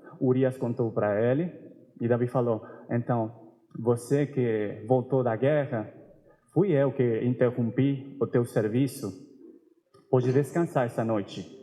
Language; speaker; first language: Portuguese; non-native, fluent; Spanish